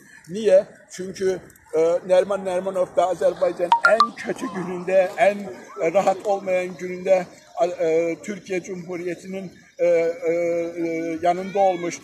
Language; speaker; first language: Turkish; early bilingual, heritage; Turkish